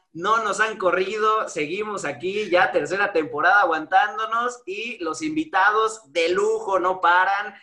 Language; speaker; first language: Spanish; native; Spanish